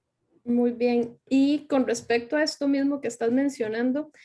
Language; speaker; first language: Spanish; native; Spanish